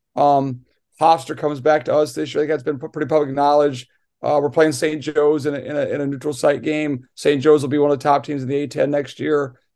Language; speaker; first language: English; native; English